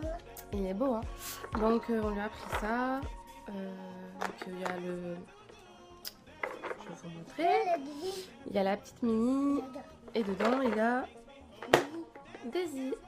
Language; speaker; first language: French; native; French